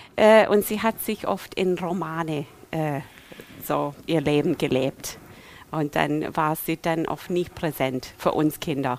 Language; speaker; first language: German; non-native, fluent; English